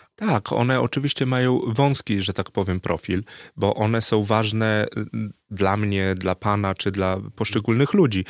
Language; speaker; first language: Polish; native; Polish